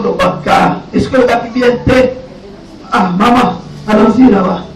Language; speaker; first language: French; non-native, local second language; Lingala